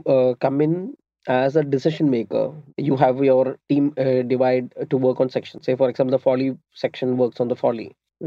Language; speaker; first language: English; non-native, local second language; Malayalam